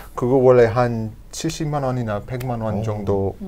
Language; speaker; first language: Korean; non-native, learner; English